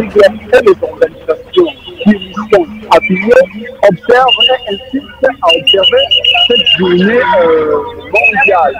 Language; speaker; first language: French; non-native, local second language; Lingala